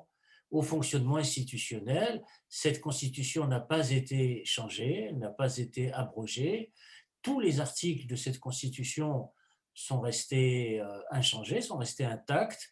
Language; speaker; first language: French; native; French